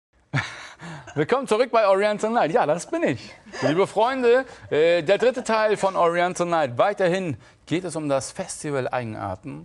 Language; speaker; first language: German; native; German